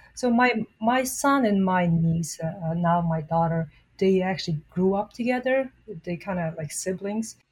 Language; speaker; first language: English; non-native, fluent; Mongolian